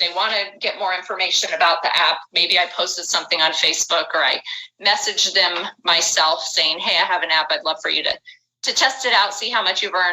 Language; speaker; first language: English; native; English